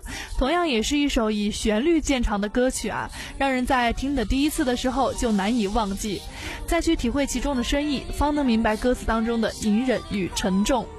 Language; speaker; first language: Chinese; native; Chinese